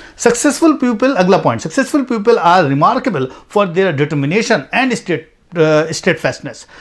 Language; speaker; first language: Urdu; native; Urdu